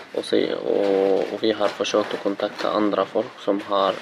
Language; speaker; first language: Swedish; non-native, learner; Arabic